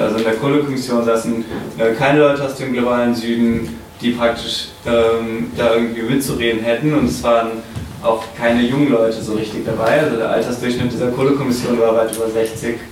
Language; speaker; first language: German; native; German